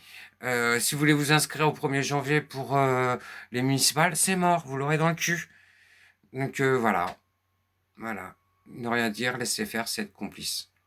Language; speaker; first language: French; native; French